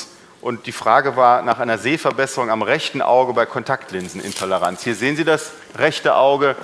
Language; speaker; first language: German; native; German